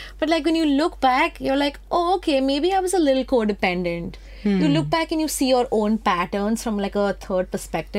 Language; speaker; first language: English; non-native, local second language; Hindi